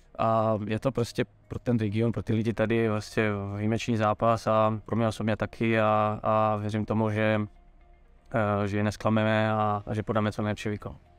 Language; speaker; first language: Czech; non-native, fluent; Serbian